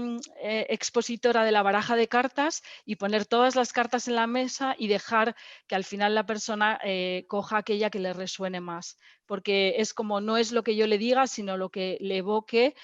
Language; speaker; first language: Spanish; native; Spanish